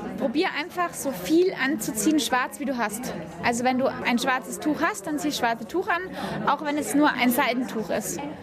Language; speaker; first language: German; native; German